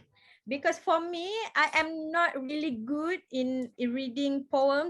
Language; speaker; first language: English; non-native, fluent; Malay